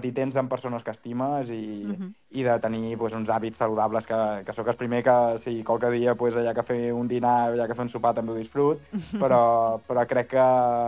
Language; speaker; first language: Catalan; native; Catalan